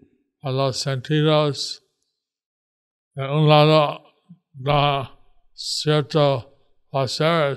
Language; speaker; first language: Spanish; non-native, learner; English